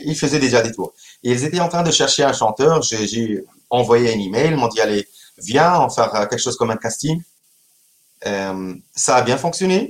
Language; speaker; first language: French; non-native, local second language; Arabic